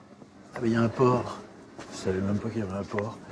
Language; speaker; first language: French; native; French